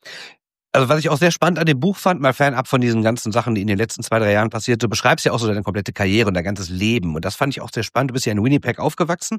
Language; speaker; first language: German; native; German